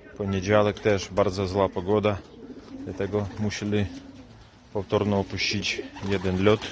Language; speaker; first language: Polish; non-native, learner; Ukrainian